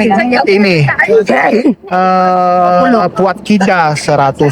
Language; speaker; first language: Indonesian; non-native, learner; Chinese